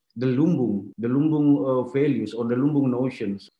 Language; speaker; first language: English; non-native, fluent; Indonesian